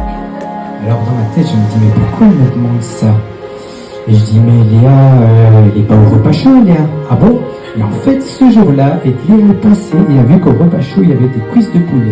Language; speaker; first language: French; native; French